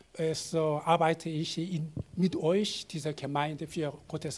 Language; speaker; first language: German; non-native, learner; Korean